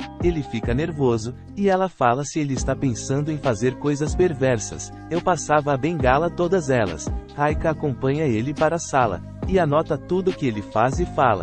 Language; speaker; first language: Portuguese; native; Portuguese